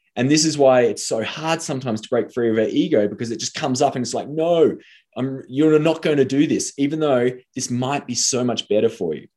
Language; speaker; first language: English; native; English